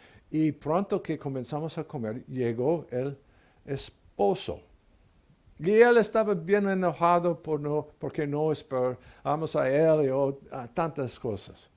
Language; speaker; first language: Spanish; non-native, learner; English